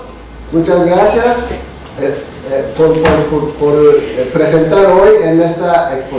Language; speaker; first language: Spanish; non-native, fluent; Japanese